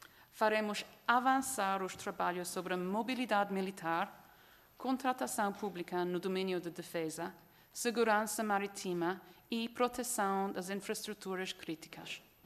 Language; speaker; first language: Portuguese; non-native, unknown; English